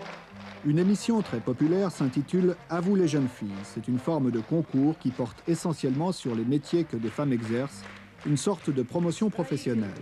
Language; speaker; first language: French; native; French